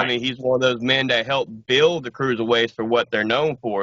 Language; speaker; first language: English; native; English